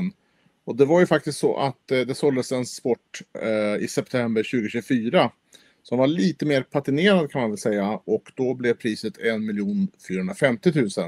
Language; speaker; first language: Swedish; native; Swedish